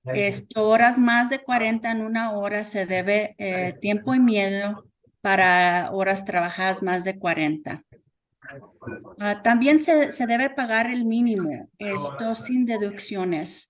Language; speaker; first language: Spanish; early bilingual, heritage; Spanish